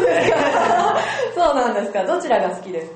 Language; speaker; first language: Japanese; native; Japanese